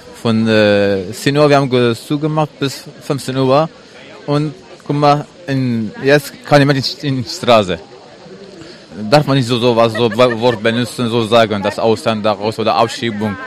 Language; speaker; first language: German; non-native, learner; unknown